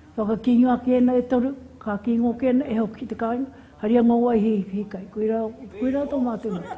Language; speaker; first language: Māori; native; Māori